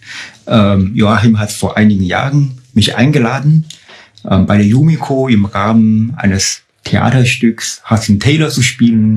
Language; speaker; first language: German; non-native, fluent; Chinese